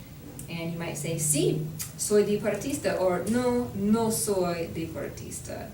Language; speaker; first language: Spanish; non-native, learner; English